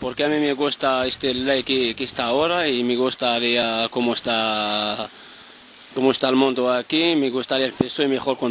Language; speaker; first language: Spanish; non-native, learner; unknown